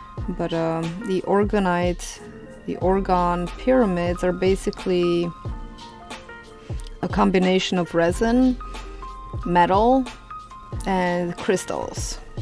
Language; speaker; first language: English; non-native, fluent; Romanian